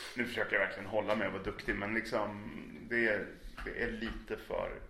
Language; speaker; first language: Swedish; native; Swedish